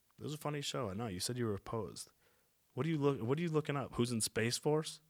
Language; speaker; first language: English; native; English